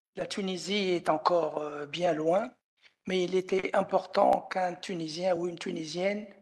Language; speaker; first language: French; non-native, local second language; Arabic